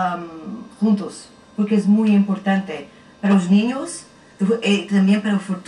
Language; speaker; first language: Spanish; non-native, learner; Portuguese